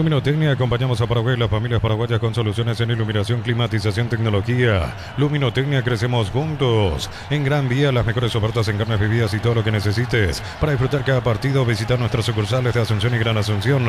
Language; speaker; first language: Spanish; native; Spanish